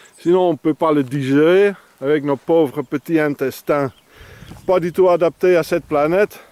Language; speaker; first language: French; non-native, fluent; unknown